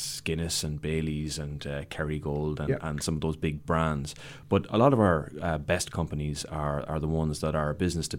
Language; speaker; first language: English; native; English